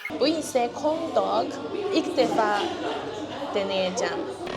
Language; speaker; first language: Turkish; non-native, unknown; Chinese